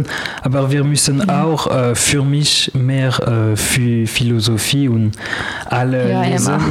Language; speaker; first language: German; non-native, learner; French